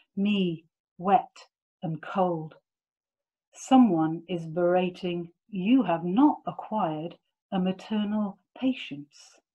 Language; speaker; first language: English; native; English